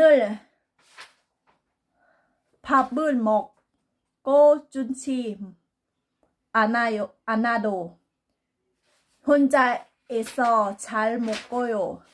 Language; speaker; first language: Korean; non-native, learner; Thai